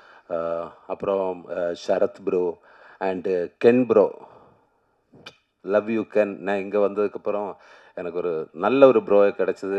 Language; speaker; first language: Tamil; non-native, learner; Malayalam